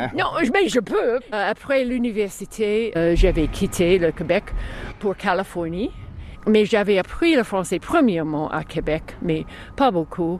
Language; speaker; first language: French; non-native, fluent; English